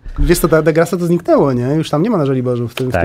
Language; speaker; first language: Polish; native; Polish